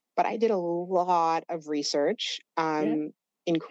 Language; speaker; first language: English; native; English